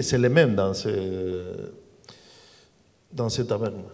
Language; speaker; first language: French; non-native, learner; Spanish